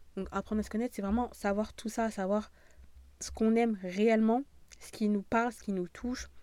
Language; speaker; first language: French; native; French